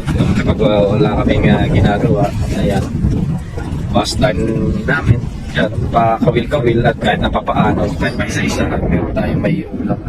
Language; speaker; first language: Filipino; non-native, local second language; Pampanga